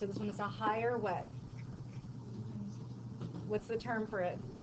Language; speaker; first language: English; native; English